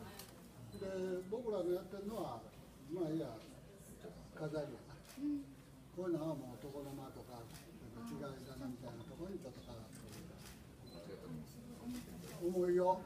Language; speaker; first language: Japanese; native; Japanese